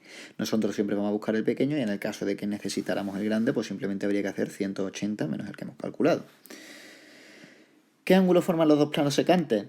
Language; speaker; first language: Spanish; native; Spanish